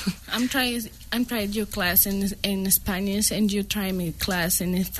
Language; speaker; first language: English; non-native, learner; Spanish